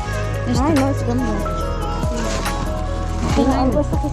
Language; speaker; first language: Spanish; non-native, learner; Filipino